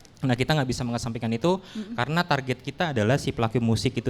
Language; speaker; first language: Indonesian; native; Indonesian